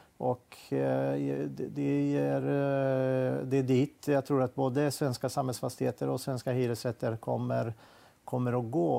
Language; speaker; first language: Swedish; non-native, fluent; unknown